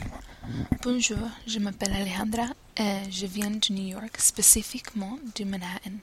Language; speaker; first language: French; non-native, learner; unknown